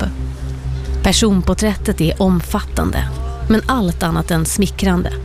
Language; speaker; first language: Swedish; native; Swedish